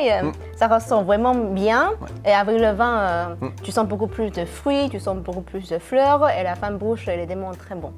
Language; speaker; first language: French; non-native, fluent; Chinese